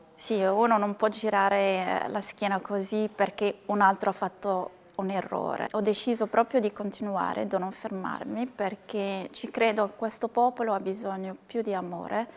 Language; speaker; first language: Italian; non-native, fluent; Arabic